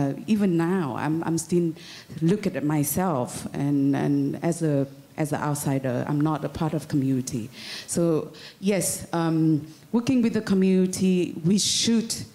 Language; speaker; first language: English; non-native, fluent; Vietnamese